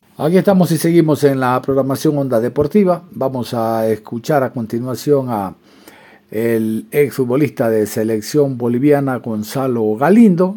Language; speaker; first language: Spanish; native; Spanish